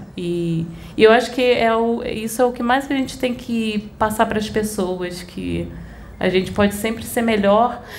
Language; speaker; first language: Portuguese; early bilingual, other home language; Spanish